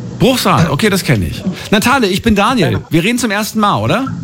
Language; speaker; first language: German; native; German